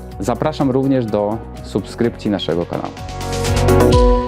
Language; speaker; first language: Polish; native; Polish